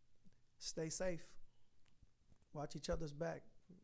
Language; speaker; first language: English; native; English